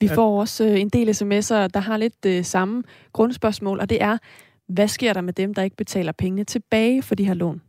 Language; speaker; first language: Danish; native; Danish